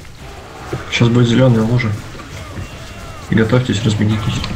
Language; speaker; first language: Russian; native; Russian